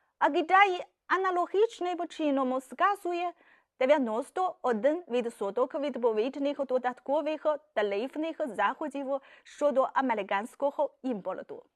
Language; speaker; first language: Ukrainian; non-native, fluent; Chinese